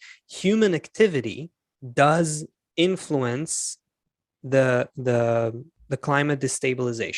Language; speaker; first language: English; non-native, fluent; Hebrew